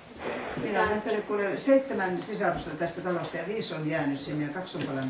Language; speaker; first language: Finnish; native; Finnish